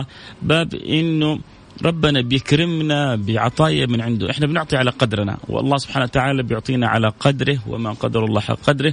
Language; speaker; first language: Arabic; native; Arabic